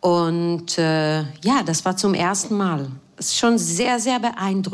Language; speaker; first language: German; non-native, fluent; Hebrew